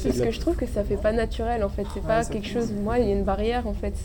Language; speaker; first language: French; native; French